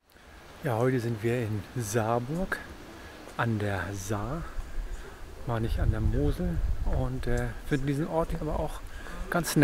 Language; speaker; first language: German; native; German